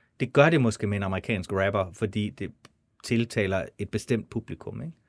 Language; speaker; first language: Danish; native; Danish